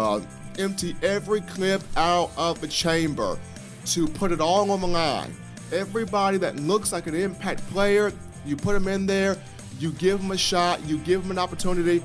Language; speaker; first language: English; native; English